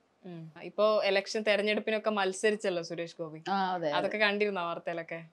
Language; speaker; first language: Malayalam; native; Malayalam